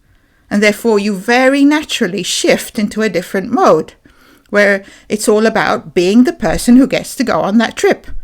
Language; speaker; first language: English; native; English